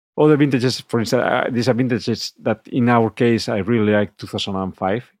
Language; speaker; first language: English; non-native, fluent; Catalan